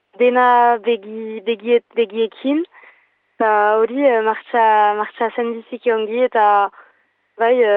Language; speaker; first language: Basque; non-native, learner; French